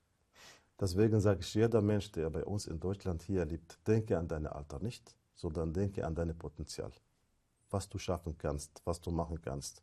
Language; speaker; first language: German; non-native, fluent; Arabic